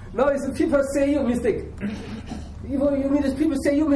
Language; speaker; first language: English; non-native, learner; Chinese